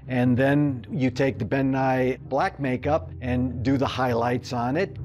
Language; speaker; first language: English; native; English